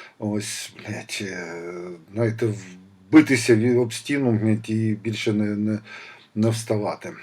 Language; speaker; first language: Ukrainian; non-native, local second language; Russian